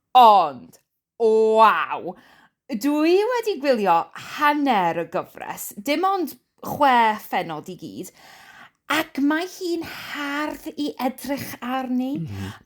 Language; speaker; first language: Welsh; non-native, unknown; English